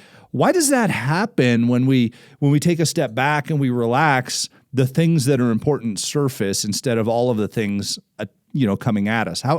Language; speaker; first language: English; native; English